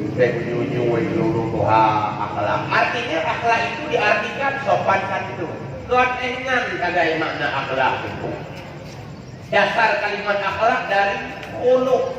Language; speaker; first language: Malay; non-native, local second language; Achinese